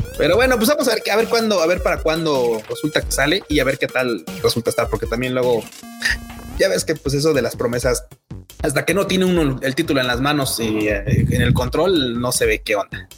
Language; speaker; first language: Spanish; native; Spanish